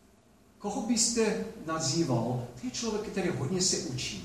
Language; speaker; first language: Czech; non-native, fluent; English